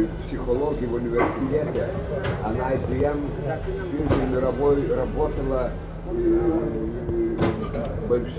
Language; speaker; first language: Russian; non-native, fluent; Lithuanian